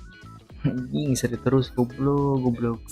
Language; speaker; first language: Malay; non-native, local second language; Sundanese